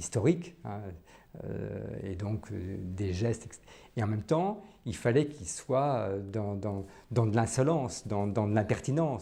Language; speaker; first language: French; native; French